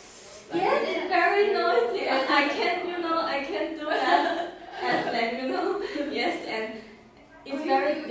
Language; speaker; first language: English; non-native, learner; Chinese